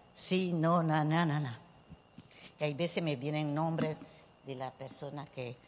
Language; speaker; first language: Spanish; early bilingual, heritage; Spanish